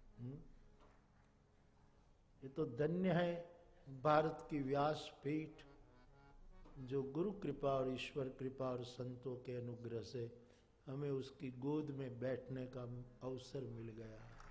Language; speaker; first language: Hindi; non-native, local second language; Gujarati